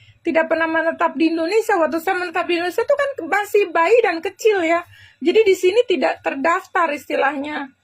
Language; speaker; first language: Indonesian; native; Indonesian